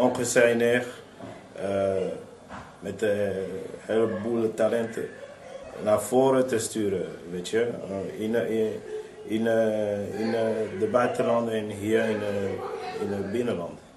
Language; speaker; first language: Dutch; non-native, fluent; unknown